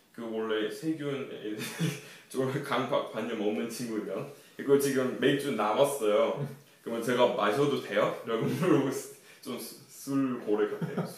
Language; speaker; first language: Korean; early bilingual, heritage; Korean